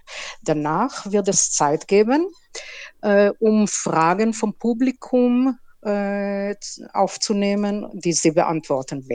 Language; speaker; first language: German; non-native, fluent; Hebrew